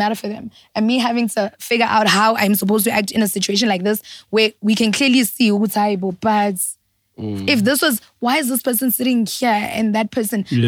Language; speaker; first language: English; non-native, local second language; Zulu